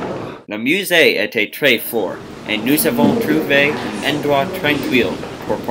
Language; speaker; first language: French; non-native, learner; English